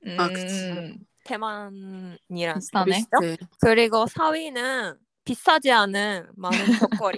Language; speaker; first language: Korean; non-native, fluent; Japanese